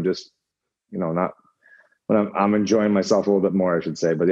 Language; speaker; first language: English; native; English